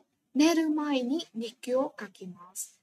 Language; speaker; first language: Japanese; non-native, fluent; Vietnamese